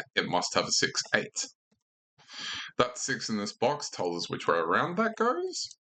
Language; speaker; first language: English; native; English